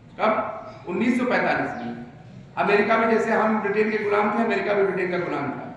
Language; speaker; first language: Hindi; native; Hindi